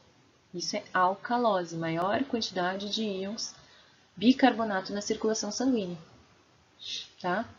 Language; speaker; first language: Portuguese; native; Portuguese